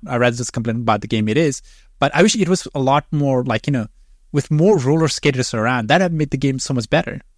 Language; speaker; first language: English; non-native, fluent; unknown